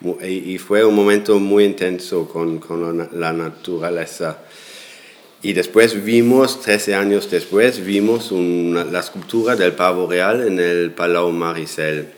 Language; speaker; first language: Spanish; non-native, fluent; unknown